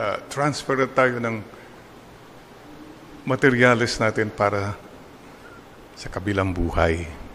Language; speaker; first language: Filipino; non-native, local second language; Iloko